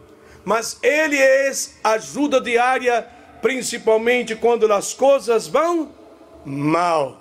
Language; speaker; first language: Portuguese; non-native, learner; Spanish